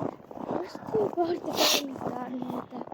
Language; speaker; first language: Finnish; native; Finnish